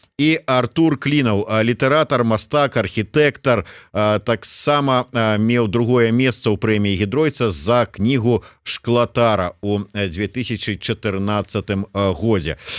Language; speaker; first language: Belarusian; native; Belarusian